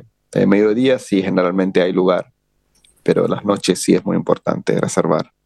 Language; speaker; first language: Spanish; non-native, fluent; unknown